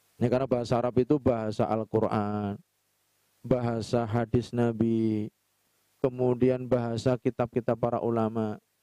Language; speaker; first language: Indonesian; native; Indonesian